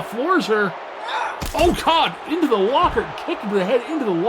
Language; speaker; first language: English; native; English